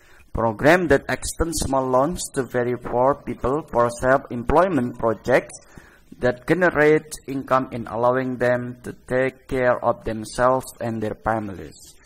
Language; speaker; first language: English; non-native, fluent; Indonesian